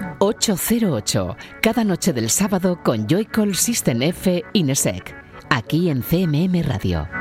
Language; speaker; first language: Spanish; native; Spanish